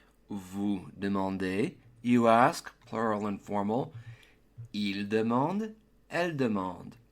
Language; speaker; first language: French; non-native, fluent; English